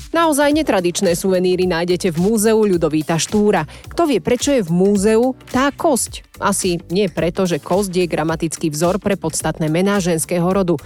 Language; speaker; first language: Slovak; native; Slovak